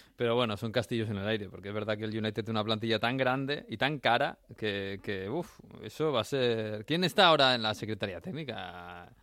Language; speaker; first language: Spanish; native; Spanish